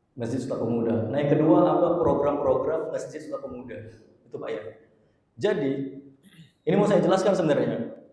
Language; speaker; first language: Indonesian; native; Indonesian